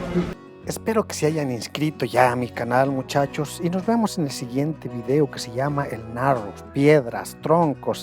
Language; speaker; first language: Spanish; native; Spanish